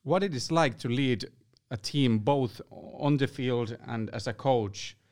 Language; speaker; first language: English; non-native, fluent; Finnish